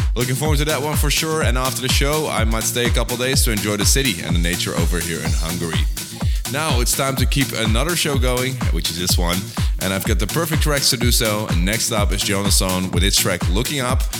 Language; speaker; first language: English; non-native, fluent; Dutch